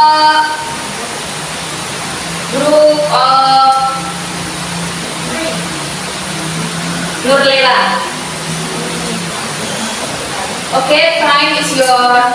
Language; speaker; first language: English; non-native, learner; Indonesian